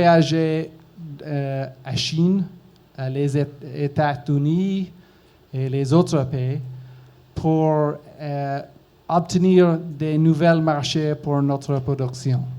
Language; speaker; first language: French; non-native, learner; English